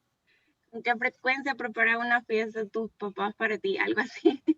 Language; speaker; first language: Spanish; native; Spanish